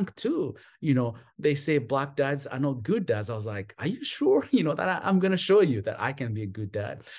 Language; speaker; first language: English; non-native, local second language; Kinyarwanda